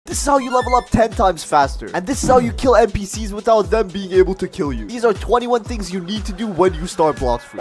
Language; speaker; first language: English; native; English